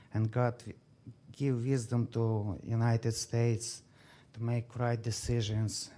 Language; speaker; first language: English; non-native, learner; Ukrainian